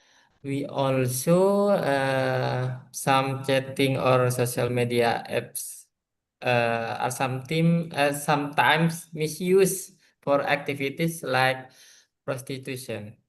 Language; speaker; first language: English; non-native, learner; Indonesian